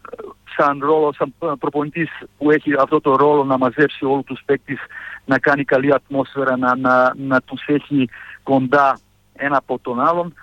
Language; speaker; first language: Greek; non-native, fluent; Serbian